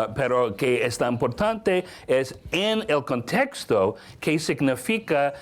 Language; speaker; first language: Spanish; non-native, learner; English